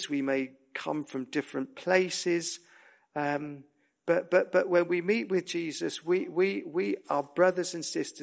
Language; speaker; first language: English; native; English